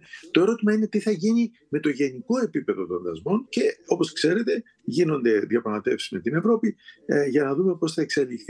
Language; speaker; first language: Greek; native; Greek